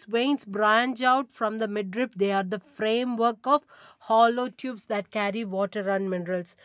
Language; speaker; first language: English; non-native, local second language; Tamil